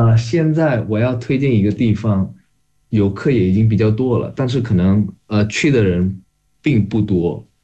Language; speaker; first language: Chinese; non-native, fluent; Indonesian